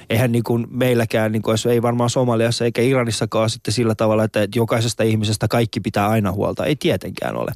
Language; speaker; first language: Finnish; non-native, fluent; Persian